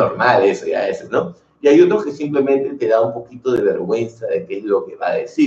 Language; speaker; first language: Spanish; native; Spanish